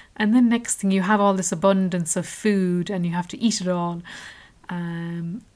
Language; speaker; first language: English; native; English